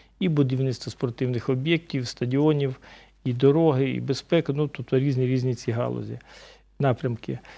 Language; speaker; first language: Ukrainian; native; Ukrainian